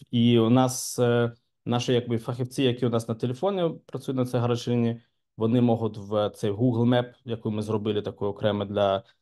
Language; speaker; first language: Ukrainian; non-native, local second language; Russian